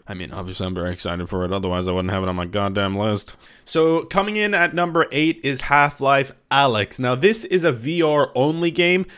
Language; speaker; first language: English; native; English